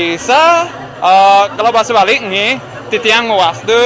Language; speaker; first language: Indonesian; non-native, learner; English